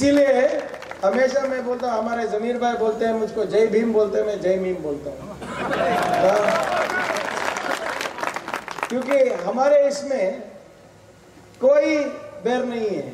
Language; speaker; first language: Hindi; non-native, local second language; Kannada